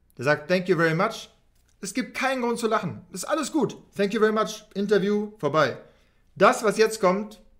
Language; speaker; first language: German; native; German